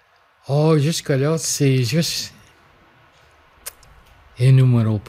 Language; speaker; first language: French; non-native, local second language; English